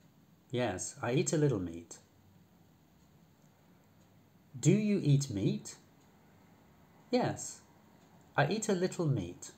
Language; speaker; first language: English; non-native, fluent; Polish